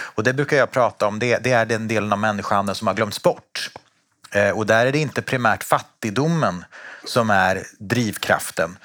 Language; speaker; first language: Swedish; native; Swedish